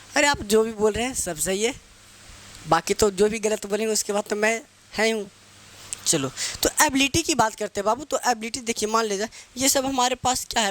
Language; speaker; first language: Hindi; native; Hindi